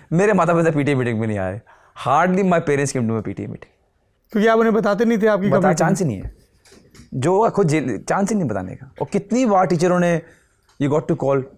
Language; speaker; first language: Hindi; non-native, local second language; Nepali